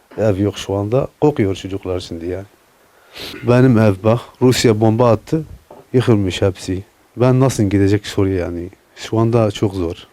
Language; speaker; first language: Turkish; non-native, learner; Arabic